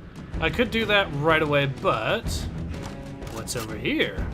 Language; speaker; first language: English; native; English